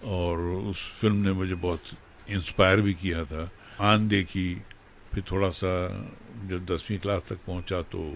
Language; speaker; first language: Hindi; native; Hindi